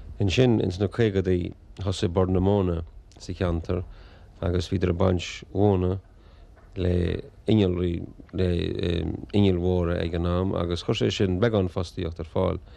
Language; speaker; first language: Irish; native; Irish